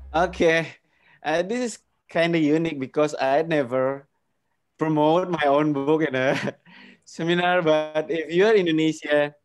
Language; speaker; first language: English; non-native, fluent; Indonesian